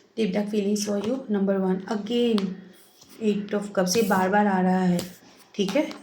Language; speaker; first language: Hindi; non-native, local second language; Bangla